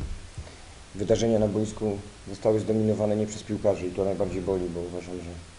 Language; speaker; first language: Polish; native; Polish